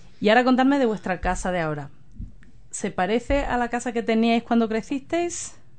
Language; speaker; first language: Spanish; native; Spanish